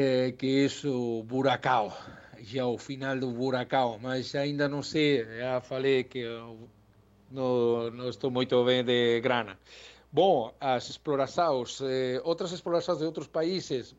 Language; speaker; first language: Portuguese; non-native, learner; Spanish